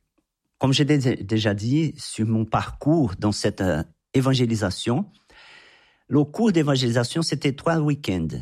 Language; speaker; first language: French; non-native, fluent; Portuguese